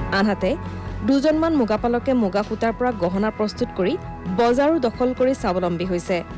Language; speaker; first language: Assamese; native; Assamese